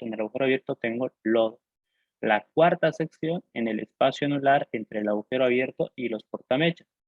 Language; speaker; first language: Spanish; native; Spanish